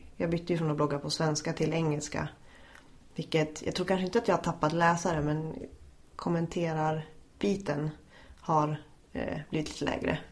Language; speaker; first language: Swedish; native; Swedish